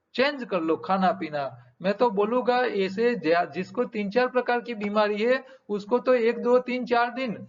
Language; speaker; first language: Hindi; non-native, local second language; Gujarati